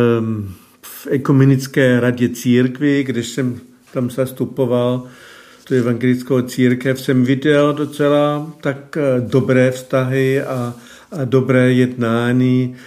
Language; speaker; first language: Czech; non-native, fluent; German